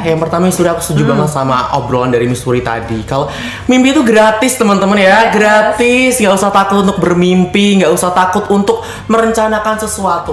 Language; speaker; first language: Indonesian; native; Indonesian